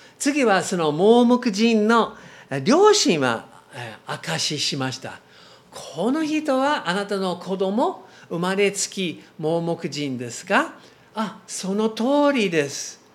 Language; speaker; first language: Japanese; non-native, learner; English